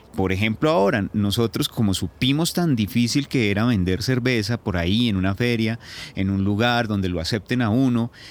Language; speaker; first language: Spanish; native; Spanish